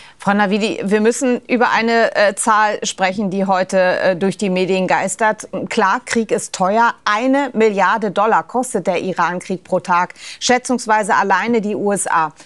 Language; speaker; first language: German; native; German